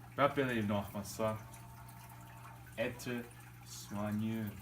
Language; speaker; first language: French; non-native, learner; English